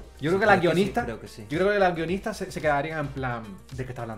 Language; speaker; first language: Spanish; native; Spanish